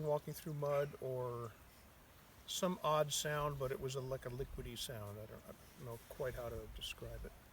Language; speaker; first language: English; native; English